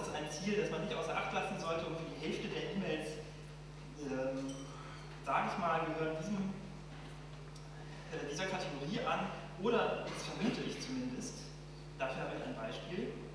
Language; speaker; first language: German; native; German